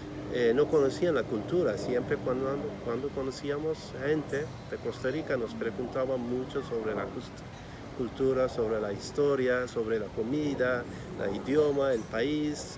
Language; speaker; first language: Spanish; non-native, fluent; Turkish